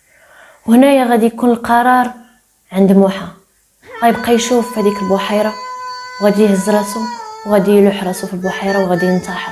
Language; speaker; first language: Arabic; native; Arabic